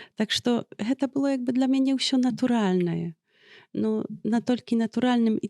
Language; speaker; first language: Belarusian; native; Belarusian